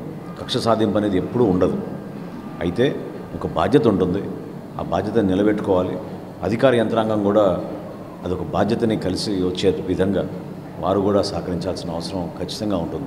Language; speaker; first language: Telugu; native; Telugu